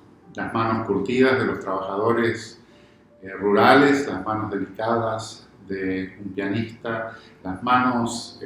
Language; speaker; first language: Spanish; native; Spanish